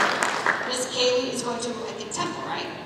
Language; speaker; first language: English; native; English